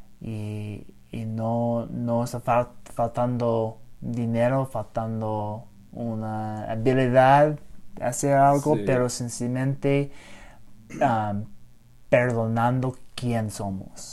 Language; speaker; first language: Spanish; non-native, learner; English